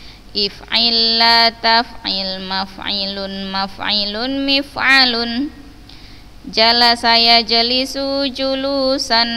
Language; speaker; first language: Arabic; non-native, fluent; Indonesian